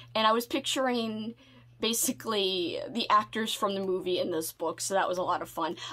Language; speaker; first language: English; native; English